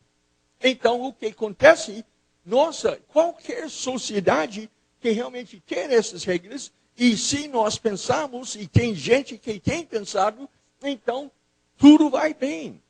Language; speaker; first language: Portuguese; non-native, fluent; English